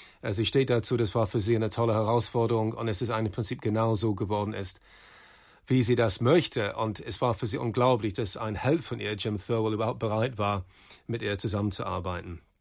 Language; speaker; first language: German; non-native, fluent; English